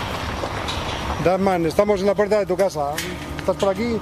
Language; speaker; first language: Spanish; native; Spanish